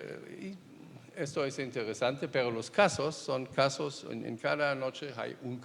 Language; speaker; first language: Spanish; non-native, fluent; German